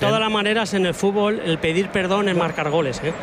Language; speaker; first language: Spanish; native; Spanish